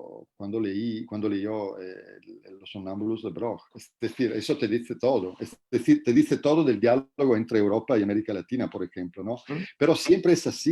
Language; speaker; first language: Spanish; non-native, fluent; Italian